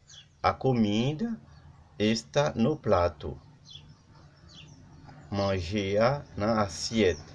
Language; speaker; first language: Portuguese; non-native, learner; Haitian Creole